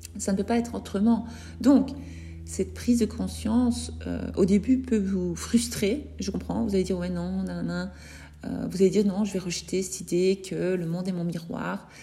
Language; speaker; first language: French; native; French